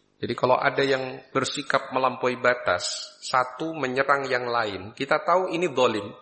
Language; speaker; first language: Malay; non-native, local second language; Javanese